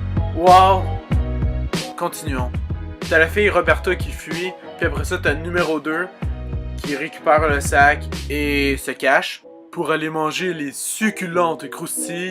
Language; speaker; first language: French; native; French